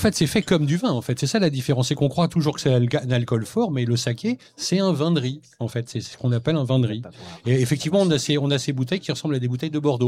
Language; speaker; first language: French; native; French